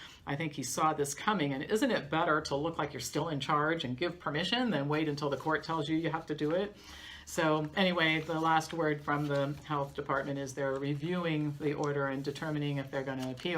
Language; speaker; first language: English; native; English